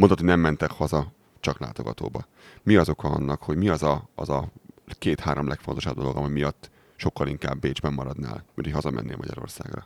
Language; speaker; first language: Hungarian; native; Hungarian